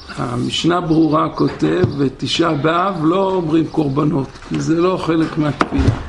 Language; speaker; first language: Hebrew; native; Hebrew